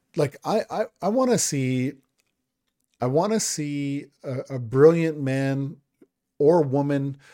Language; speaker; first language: English; native; English